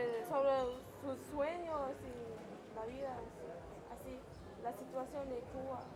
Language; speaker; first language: Spanish; non-native, learner; Mongolian